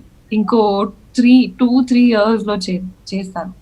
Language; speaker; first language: Telugu; non-native, learner; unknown